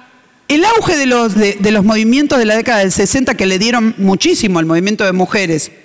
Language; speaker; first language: Spanish; native; Spanish